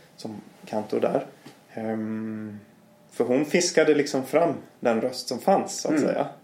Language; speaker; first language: Swedish; native; Swedish